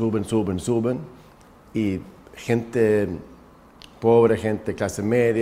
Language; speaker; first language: Spanish; non-native, fluent; Swedish